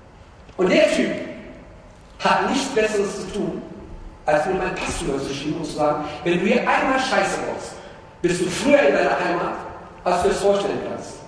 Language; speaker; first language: German; early bilingual, other home language; Turkish